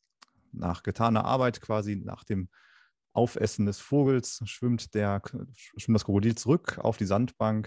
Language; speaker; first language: German; native; German